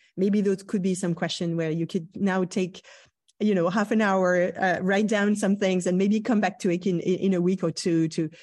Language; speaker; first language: English; non-native, fluent; French